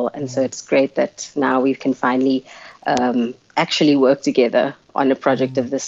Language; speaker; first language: English; non-native, local second language; Afrikaans